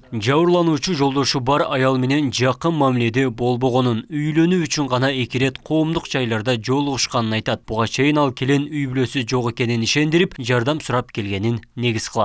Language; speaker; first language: Kyrgyz; native; Kyrgyz